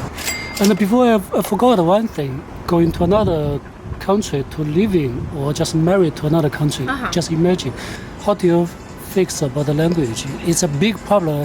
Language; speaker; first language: English; non-native, learner; Chinese